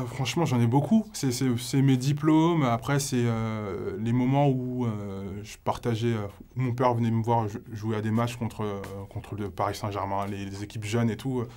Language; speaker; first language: French; native; French